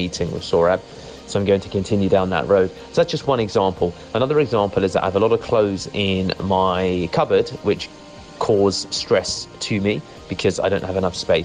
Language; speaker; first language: English; native; English